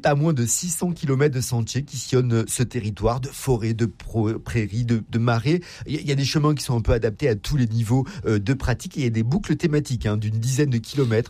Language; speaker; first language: French; native; French